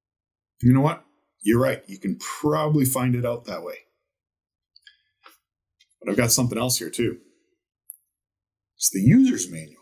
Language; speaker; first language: English; native; English